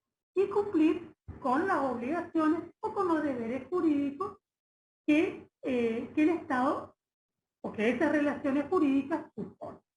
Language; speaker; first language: Spanish; native; Spanish